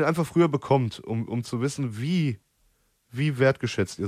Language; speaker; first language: German; native; German